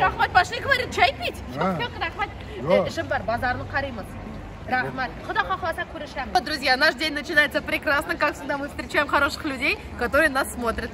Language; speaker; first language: Russian; native; Russian